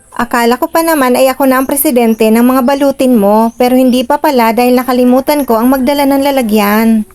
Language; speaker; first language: Filipino; non-native, local second language; Bikol